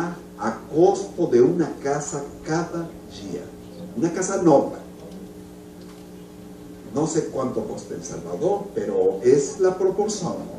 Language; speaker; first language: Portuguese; non-native, learner; Spanish